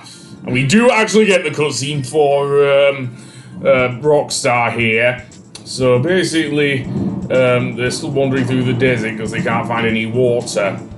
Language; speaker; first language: English; native; English